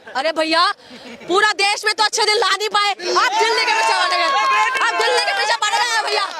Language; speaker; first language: Hindi; non-native, local second language; Assamese